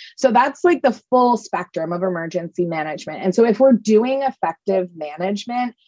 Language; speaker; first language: English; native; English